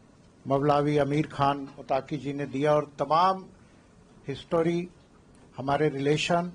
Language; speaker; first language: Urdu; native; Urdu